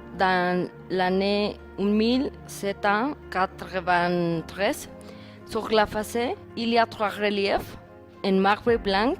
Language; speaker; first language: French; non-native, learner; Spanish